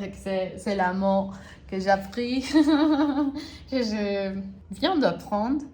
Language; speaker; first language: French; non-native, learner; Spanish